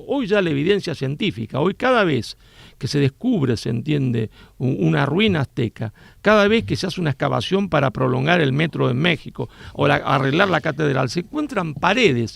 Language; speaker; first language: Spanish; native; Spanish